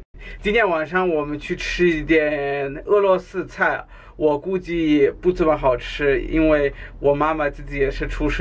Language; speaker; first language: Chinese; non-native, fluent; German